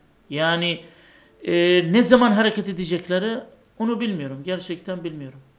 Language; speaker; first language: Turkish; non-native, fluent; Arabic